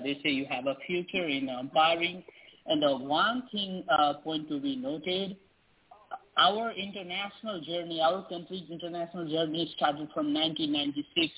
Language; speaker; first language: English; non-native, local second language; Nepali